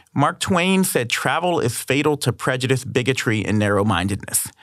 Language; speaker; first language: English; native; English